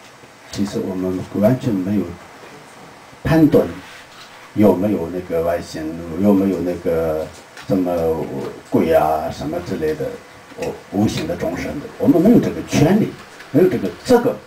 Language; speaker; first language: Chinese; non-native, local second language; Tibetan